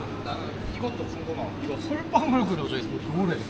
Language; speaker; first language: Korean; native; Korean